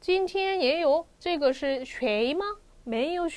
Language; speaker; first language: Chinese; non-native, fluent; Korean